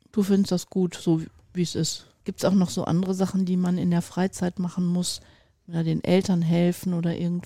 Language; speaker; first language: German; native; German